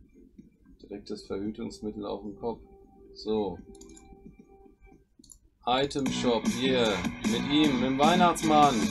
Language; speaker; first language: German; native; German